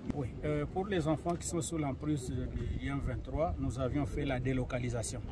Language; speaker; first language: French; non-native, local second language; Swahili